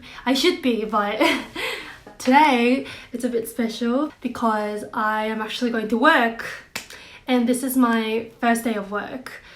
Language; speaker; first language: English; non-native, fluent; Korean